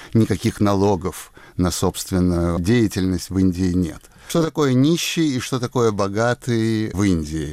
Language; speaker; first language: Russian; native; Russian